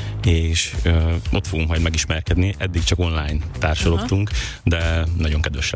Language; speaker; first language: Hungarian; native; Hungarian